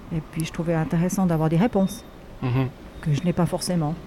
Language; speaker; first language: French; native; French